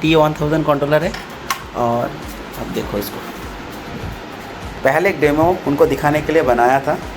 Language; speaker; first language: Hindi; non-native, local second language; Odia